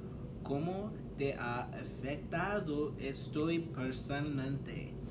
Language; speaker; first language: Spanish; non-native, learner; English